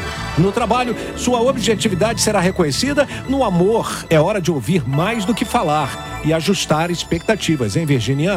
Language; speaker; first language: Portuguese; native; Portuguese